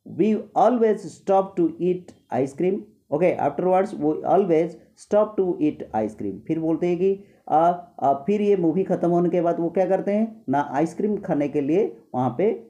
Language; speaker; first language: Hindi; non-native, local second language; Gujarati